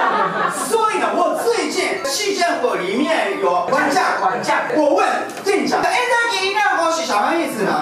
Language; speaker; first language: Chinese; non-native, fluent; Japanese